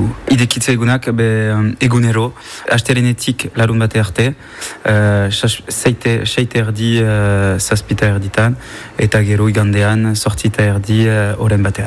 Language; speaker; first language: Basque; non-native, local second language; French